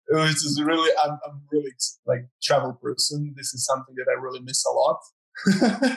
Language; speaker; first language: English; non-native, fluent; Croatian